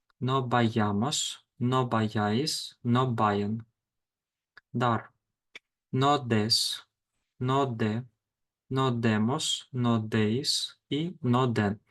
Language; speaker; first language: Spanish; non-native, fluent; Ukrainian